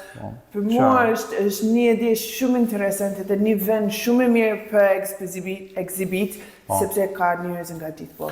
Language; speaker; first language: Albanian; non-native, learner; English